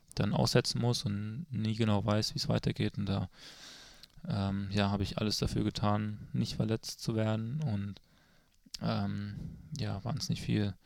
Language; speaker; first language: German; native; German